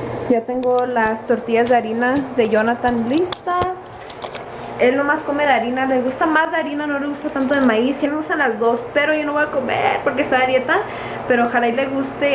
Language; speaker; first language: Spanish; early bilingual, other home language; English